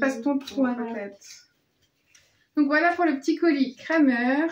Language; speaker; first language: French; native; French